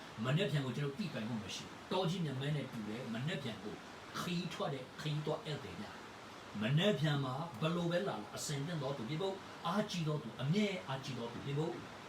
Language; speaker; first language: Burmese; non-native, local second language; Tedim Chin